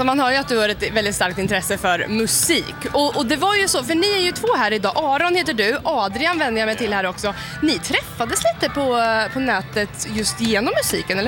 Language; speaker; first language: Swedish; native; Swedish